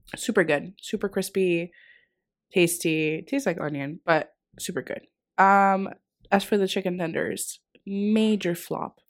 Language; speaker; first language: English; non-native, fluent; Greek